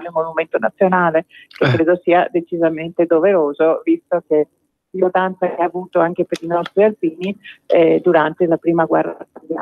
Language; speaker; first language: Italian; native; Italian